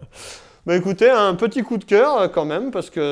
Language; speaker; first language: French; native; French